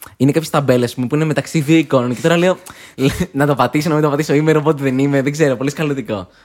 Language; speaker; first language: Greek; native; Greek